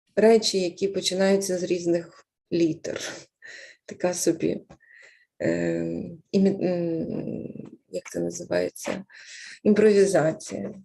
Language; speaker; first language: Ukrainian; native; Ukrainian